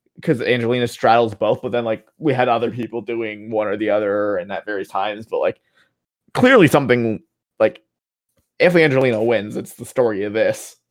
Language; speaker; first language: English; native; English